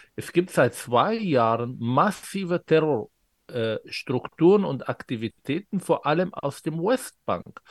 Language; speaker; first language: German; non-native, fluent; Arabic